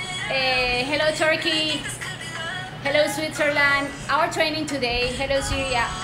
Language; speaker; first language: English; non-native, fluent; Spanish